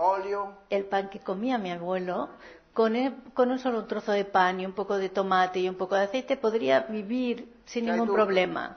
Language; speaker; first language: Spanish; native; Spanish